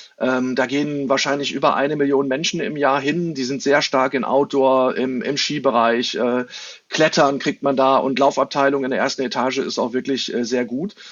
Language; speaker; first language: German; native; German